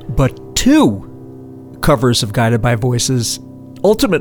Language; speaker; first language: English; native; English